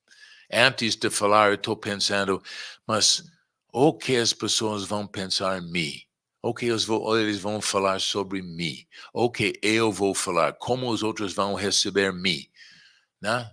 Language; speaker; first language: Portuguese; non-native, fluent; English